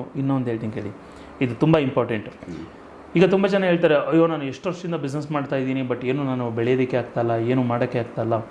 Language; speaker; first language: Kannada; native; Kannada